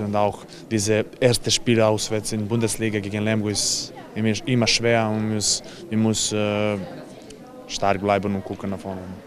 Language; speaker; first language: German; non-native, learner; Serbian